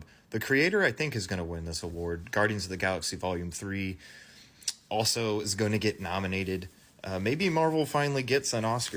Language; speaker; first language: English; native; English